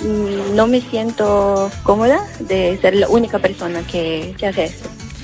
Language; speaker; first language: Spanish; non-native, fluent; Filipino